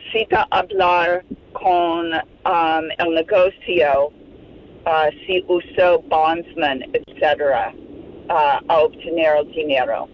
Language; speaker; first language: Spanish; non-native, learner; English